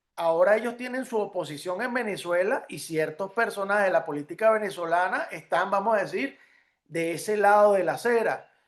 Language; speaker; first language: Spanish; native; Spanish